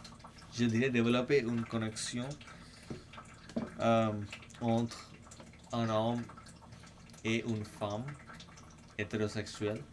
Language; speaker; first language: French; non-native, fluent; English